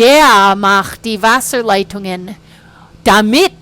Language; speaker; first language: German; non-native, fluent; English